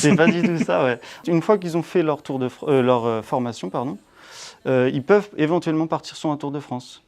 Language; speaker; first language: French; native; French